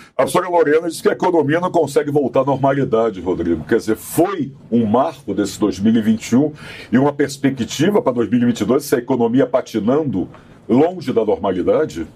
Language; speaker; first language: Portuguese; native; Portuguese